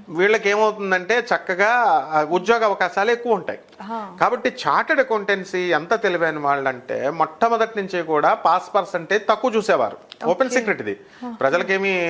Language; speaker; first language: Telugu; native; Telugu